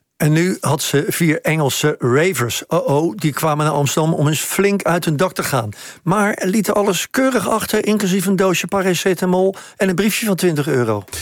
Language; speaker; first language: Dutch; native; Dutch